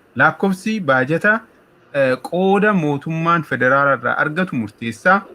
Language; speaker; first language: Oromo; native; Oromo